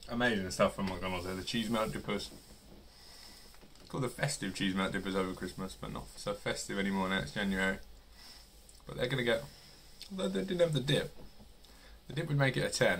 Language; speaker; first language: English; native; English